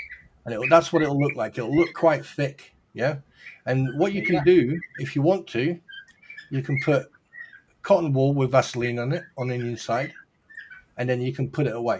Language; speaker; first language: English; native; English